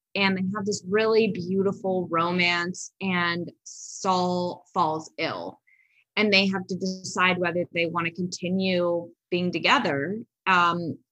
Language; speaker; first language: English; native; English